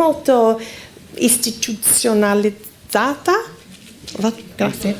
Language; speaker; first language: Italian; non-native, fluent; English